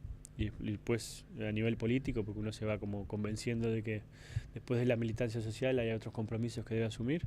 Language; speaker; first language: Spanish; native; Spanish